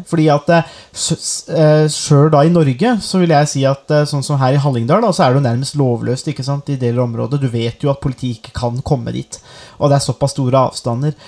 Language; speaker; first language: Norwegian; native; Norwegian